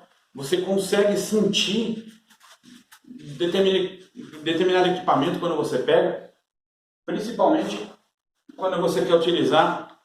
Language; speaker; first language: Portuguese; native; Portuguese